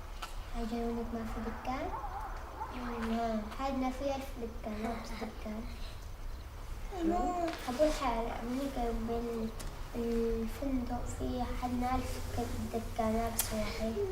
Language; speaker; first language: Arabic; native; Arabic